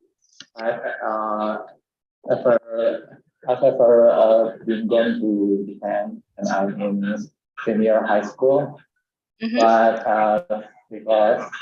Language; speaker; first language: English; non-native, learner; Indonesian